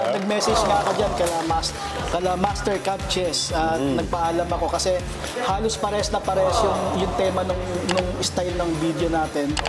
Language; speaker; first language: Filipino; native; Filipino